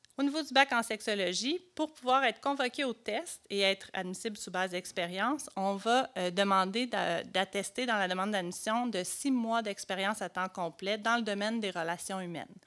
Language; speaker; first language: French; native; French